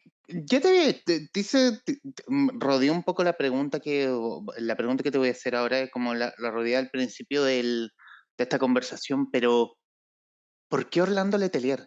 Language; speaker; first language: Spanish; native; Spanish